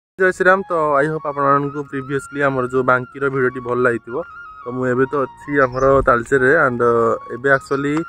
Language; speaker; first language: Odia; native; Odia